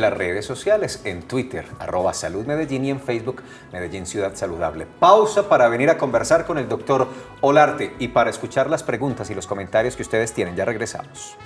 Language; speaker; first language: Spanish; native; Spanish